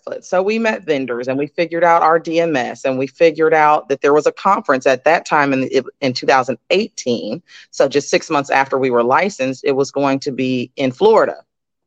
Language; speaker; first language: English; native; English